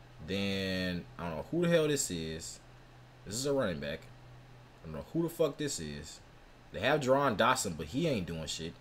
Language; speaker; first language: English; native; English